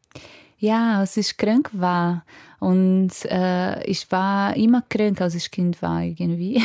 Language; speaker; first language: German; non-native, fluent; Portuguese